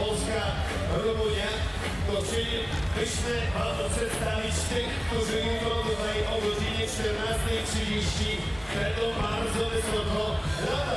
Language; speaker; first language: Polish; native; Polish